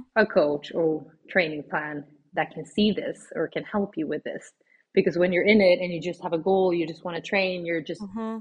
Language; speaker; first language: English; non-native, fluent; Swedish